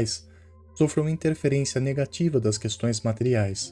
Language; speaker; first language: Portuguese; native; Portuguese